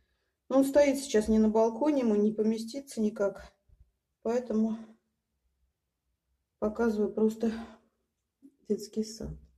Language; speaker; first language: Russian; native; Russian